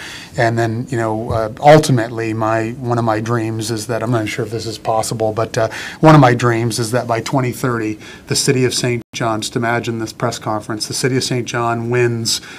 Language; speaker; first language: English; native; English